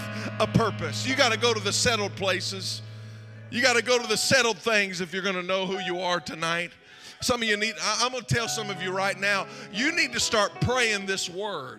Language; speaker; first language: English; native; English